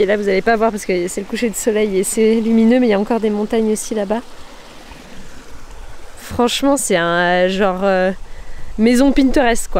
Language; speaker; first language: French; native; French